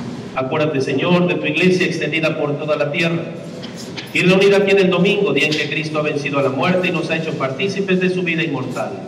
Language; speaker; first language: Spanish; native; Spanish